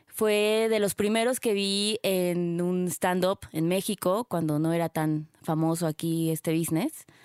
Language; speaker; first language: Spanish; native; Spanish